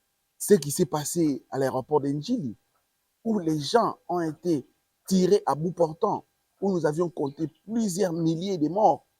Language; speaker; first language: French; non-native, local second language; Lingala